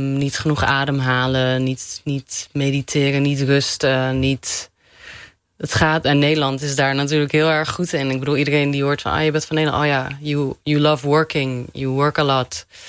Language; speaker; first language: Dutch; non-native, fluent; Arabic